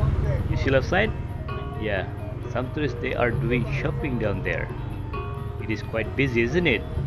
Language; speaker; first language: English; non-native, fluent; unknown